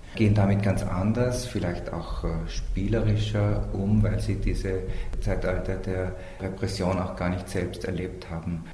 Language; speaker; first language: German; native; German